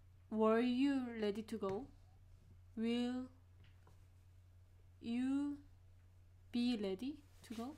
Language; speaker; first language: English; non-native, learner; Korean